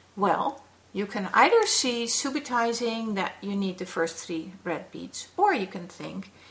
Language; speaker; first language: English; non-native, fluent; Dutch